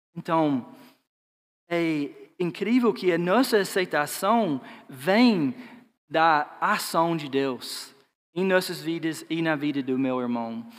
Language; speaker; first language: Portuguese; non-native, fluent; English